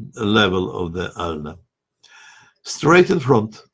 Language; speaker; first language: English; non-native, fluent; Russian